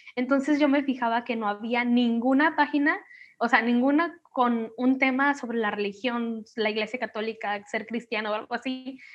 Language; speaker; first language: Spanish; native; Spanish